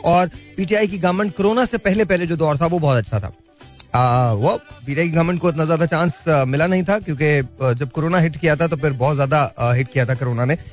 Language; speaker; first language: Urdu; native; Urdu